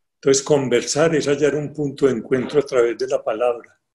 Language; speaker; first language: Spanish; native; Spanish